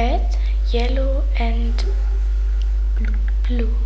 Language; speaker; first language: English; non-native, learner; German